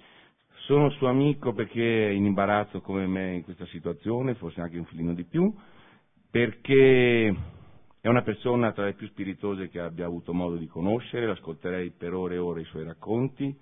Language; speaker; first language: Italian; native; Italian